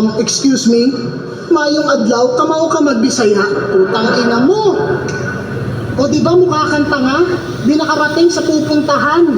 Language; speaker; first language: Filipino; non-native, local second language; Cebuano